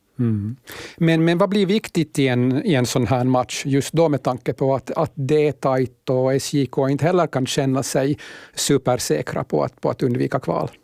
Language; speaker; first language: Swedish; native; Swedish